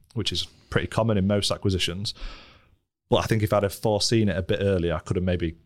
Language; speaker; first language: English; native; English